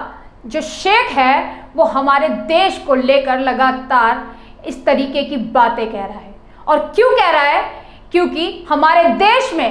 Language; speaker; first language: Hindi; native; Hindi